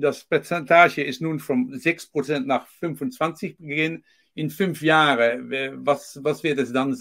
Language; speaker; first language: German; non-native, learner; Dutch